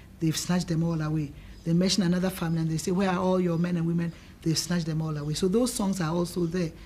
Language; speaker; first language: English; non-native, local second language; Akan